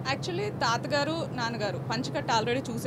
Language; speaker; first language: Telugu; native; Telugu